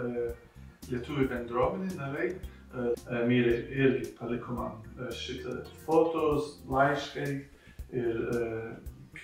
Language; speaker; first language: Lithuanian; non-native, learner; English